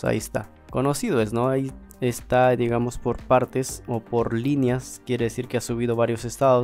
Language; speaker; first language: Spanish; native; Spanish